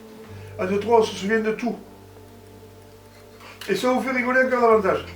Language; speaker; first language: French; native; French